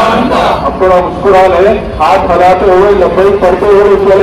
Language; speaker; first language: Hindi; non-native, local second language; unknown